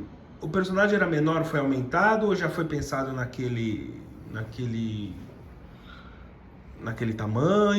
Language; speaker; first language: Portuguese; native; Portuguese